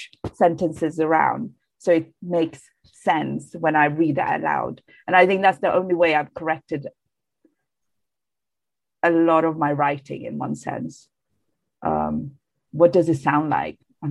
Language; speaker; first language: English; non-native, fluent; Bangla